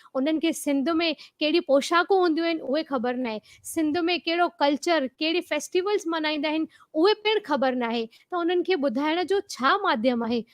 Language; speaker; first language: Sindhi; early bilingual, heritage; Sindhi